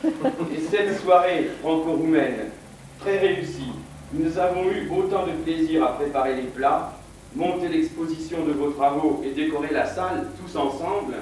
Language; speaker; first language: French; native; French